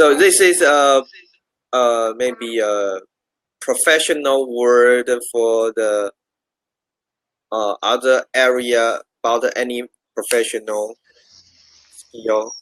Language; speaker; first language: English; non-native, learner; Chinese